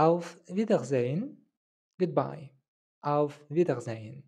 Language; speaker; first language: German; non-native, learner; Tatar